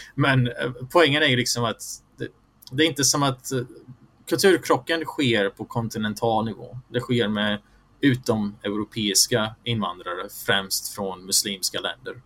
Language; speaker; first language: Swedish; early bilingual, other home language; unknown